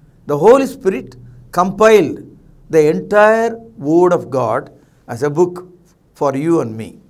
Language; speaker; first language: English; non-native, local second language; Tamil